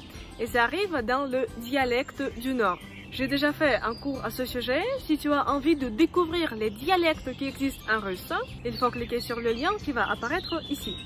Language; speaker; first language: French; non-native, fluent; Russian